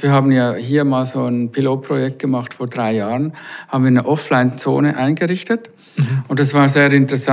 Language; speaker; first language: German; native; German